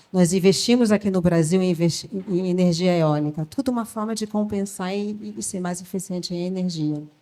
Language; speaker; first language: Portuguese; early bilingual, other home language; French